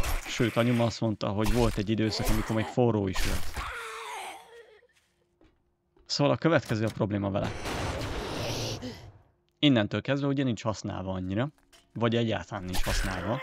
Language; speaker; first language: Hungarian; native; Hungarian